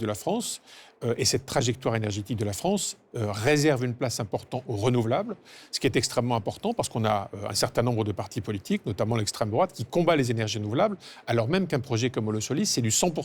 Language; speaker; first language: French; native; French